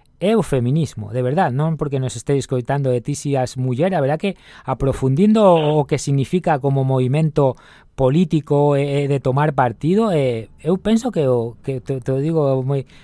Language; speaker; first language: Galician; non-native, local second language; Spanish